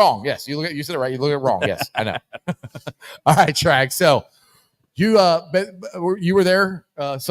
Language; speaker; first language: English; native; English